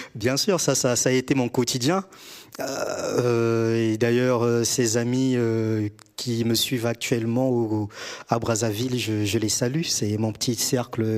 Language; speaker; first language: French; native; French